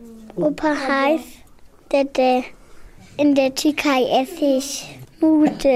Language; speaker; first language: German; early bilingual, other home language; Turkish